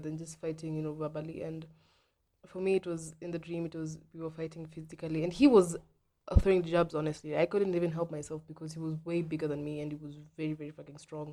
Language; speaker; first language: English; non-native, local second language; Swahili